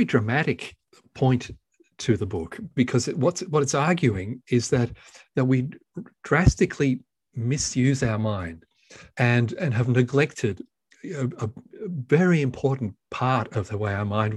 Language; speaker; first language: English; native; English